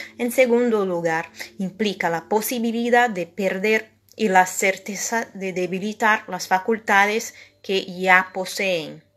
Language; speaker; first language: Spanish; non-native, fluent; Portuguese